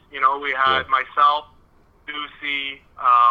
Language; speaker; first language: English; non-native, fluent; French